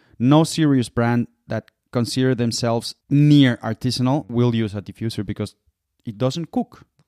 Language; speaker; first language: English; non-native, fluent; Spanish